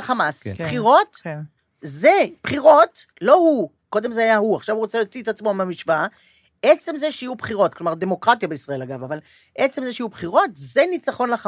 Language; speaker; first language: Hebrew; native; Hebrew